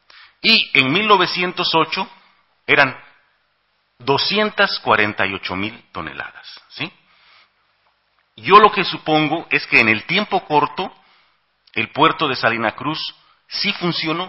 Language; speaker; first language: Spanish; native; Spanish